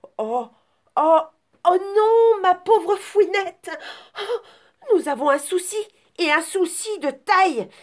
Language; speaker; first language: French; native; French